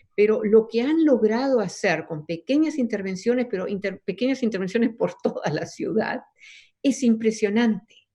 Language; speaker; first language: Spanish; early bilingual, other home language; Dutch